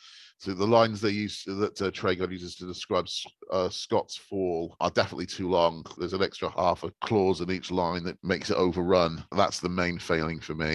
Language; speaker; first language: English; native; English